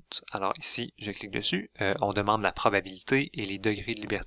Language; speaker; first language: French; native; French